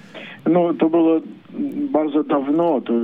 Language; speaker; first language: Polish; non-native, learner; Ukrainian